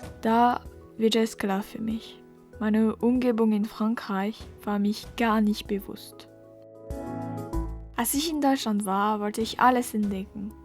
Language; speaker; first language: German; non-native, learner; French